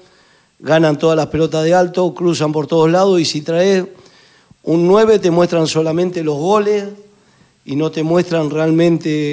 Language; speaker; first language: Spanish; native; Spanish